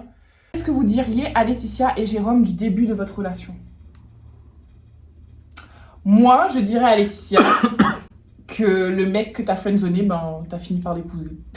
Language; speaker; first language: French; native; French